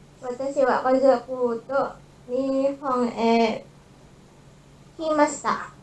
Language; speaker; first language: Japanese; non-native, learner; Indonesian